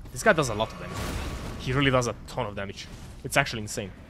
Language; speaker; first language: English; non-native, fluent; Croatian